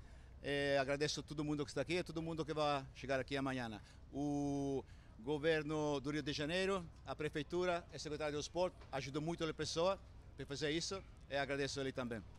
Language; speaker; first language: Portuguese; non-native, fluent; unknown